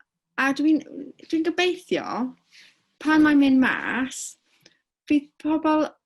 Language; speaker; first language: Welsh; non-native, fluent; English